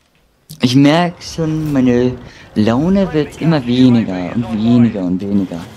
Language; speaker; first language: German; native; German